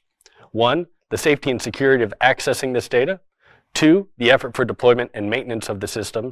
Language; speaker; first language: English; native; English